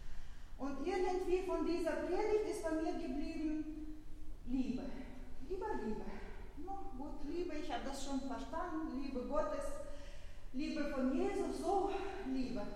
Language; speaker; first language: German; non-native, fluent; Russian